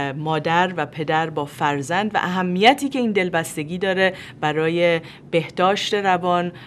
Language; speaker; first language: Persian; native; Persian